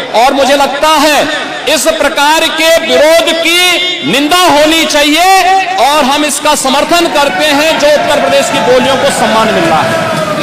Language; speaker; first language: Hindi; native; Hindi